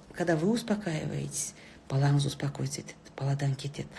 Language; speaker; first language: Russian; non-native, local second language; Kazakh